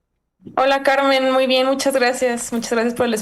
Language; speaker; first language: Spanish; native; Spanish